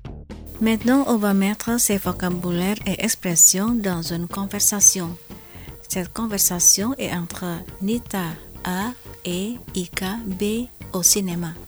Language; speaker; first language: French; non-native, fluent; Indonesian